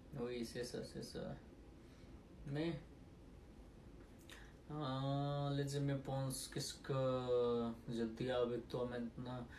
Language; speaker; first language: French; non-native, learner; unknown